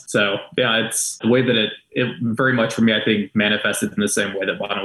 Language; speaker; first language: English; native; English